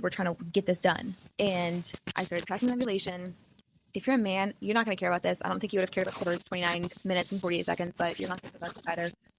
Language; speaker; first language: English; native; English